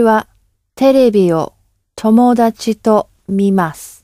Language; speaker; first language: Japanese; non-native, learner; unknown